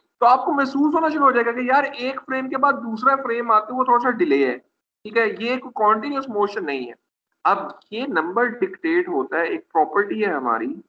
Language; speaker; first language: Urdu; non-native, local second language; Punjabi